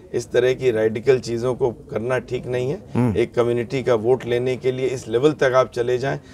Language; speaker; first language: Hindi; native; Hindi